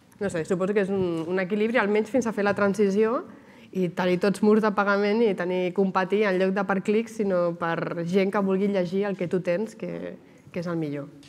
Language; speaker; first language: Catalan; native; Catalan